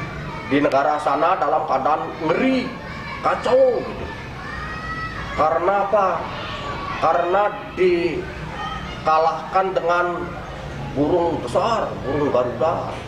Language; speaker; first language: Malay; non-native, local second language; Balinese